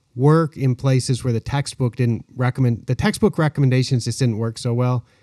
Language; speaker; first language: English; native; English